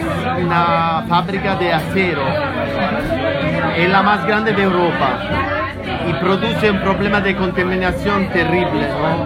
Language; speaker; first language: Spanish; non-native, fluent; Italian